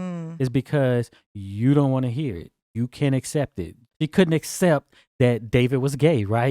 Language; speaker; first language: English; native; English